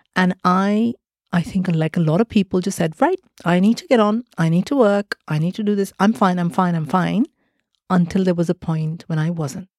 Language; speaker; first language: English; non-native, local second language; Malayalam